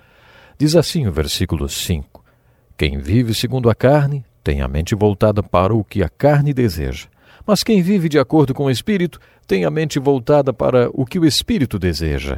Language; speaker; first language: Portuguese; native; Portuguese